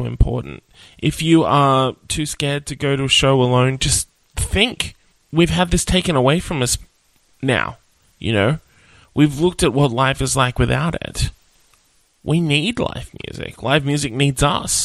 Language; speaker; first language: English; native; English